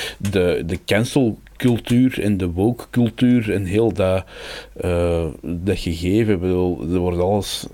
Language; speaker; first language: Dutch; native; Dutch